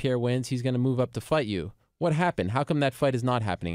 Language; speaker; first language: English; native; English